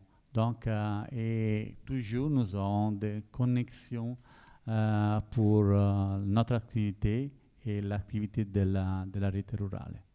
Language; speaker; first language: French; non-native, learner; Italian